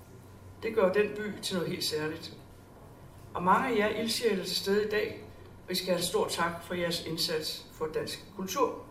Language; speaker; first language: Danish; native; Danish